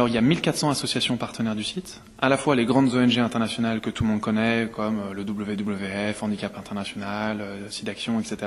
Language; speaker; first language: French; native; French